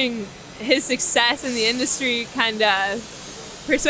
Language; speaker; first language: English; native; English